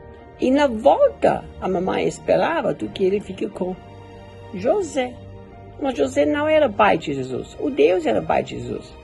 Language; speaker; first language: Portuguese; non-native, fluent; German